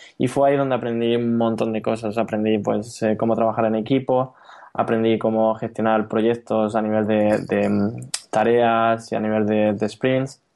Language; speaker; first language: Spanish; native; Spanish